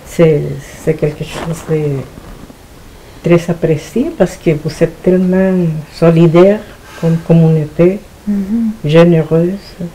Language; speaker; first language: French; non-native, fluent; Spanish